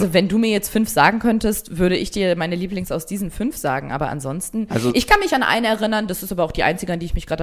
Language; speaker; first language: German; native; German